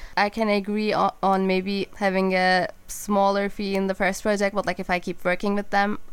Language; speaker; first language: English; non-native, fluent; Turkish